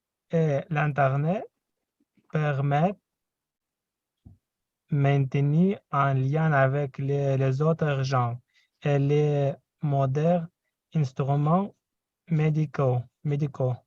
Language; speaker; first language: French; non-native, learner; Russian